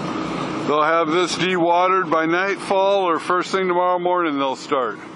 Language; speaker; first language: English; native; English